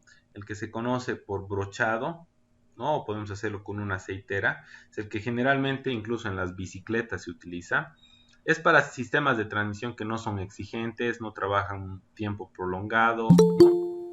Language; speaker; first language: Spanish; native; Spanish